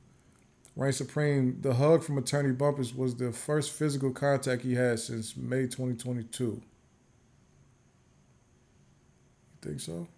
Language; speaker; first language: English; native; English